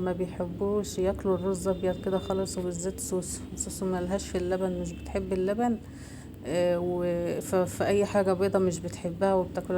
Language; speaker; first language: Arabic; native; Arabic